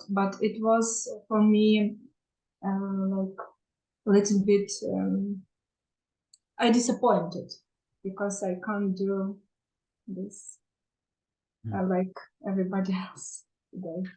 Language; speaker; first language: English; non-native, learner; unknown